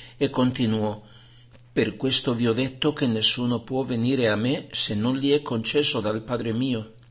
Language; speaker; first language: Italian; non-native, fluent; Spanish